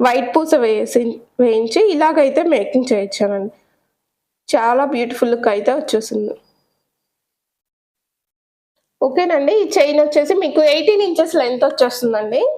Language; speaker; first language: Telugu; native; Telugu